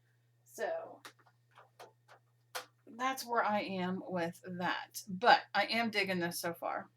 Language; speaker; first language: English; native; English